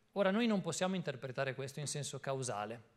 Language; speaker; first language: Italian; native; Italian